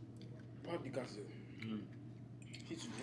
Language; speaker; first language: French; native; French